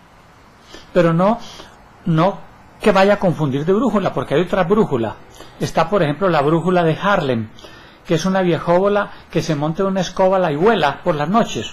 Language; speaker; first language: Spanish; native; Spanish